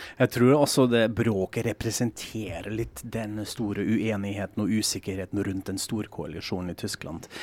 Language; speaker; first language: Norwegian; non-native, fluent; German